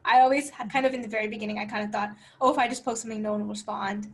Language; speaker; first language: English; native; English